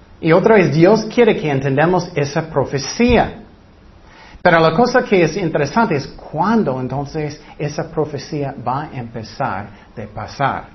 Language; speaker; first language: Spanish; non-native, fluent; English